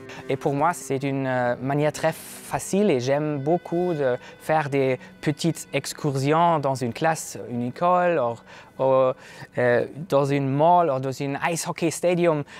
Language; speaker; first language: French; non-native, learner; German